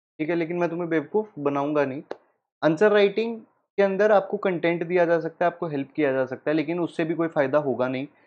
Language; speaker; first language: Hindi; native; Hindi